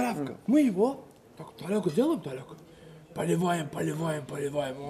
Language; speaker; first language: Russian; non-native, learner; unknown